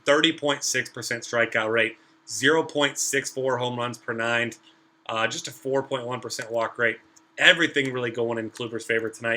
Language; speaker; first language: English; native; English